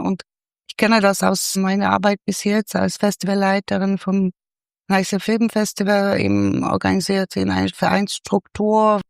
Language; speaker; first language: German; non-native, fluent; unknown